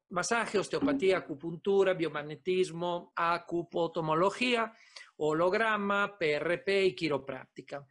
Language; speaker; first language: Spanish; non-native, fluent; Italian